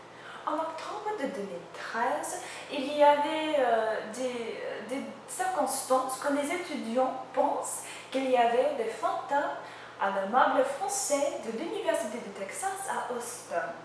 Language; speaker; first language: French; non-native, learner; English